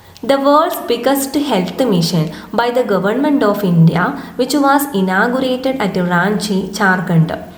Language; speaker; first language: English; non-native, local second language; Malayalam